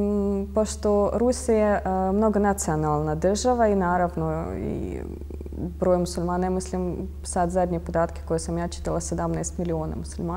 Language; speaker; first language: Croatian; non-native, fluent; Russian